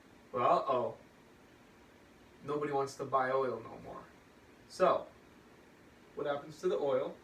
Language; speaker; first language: English; native; English